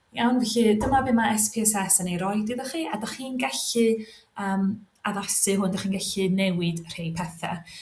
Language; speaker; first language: Welsh; native; Welsh